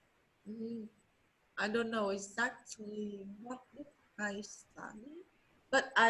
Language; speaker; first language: English; non-native, learner; Vietnamese